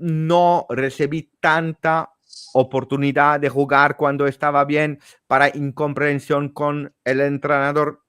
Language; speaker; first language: Spanish; non-native, fluent; Italian